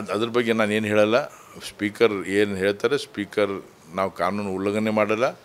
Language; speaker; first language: Kannada; non-native, local second language; Lambadi